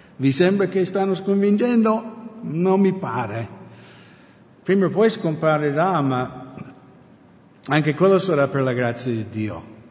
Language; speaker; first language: Italian; non-native, fluent; English